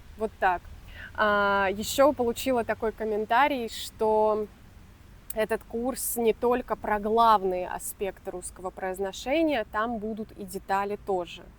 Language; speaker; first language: Russian; native; Russian